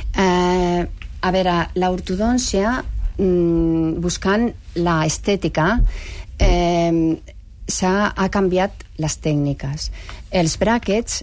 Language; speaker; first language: Catalan; non-native, local second language; Spanish